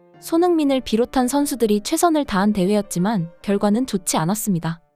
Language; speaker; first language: Korean; native; Korean